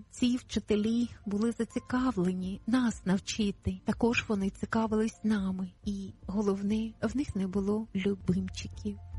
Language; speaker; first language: Ukrainian; native; Ukrainian